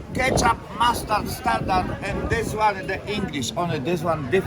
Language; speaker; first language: English; non-native, learner; Polish